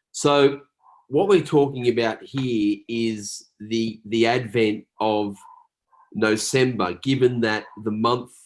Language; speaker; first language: English; native; English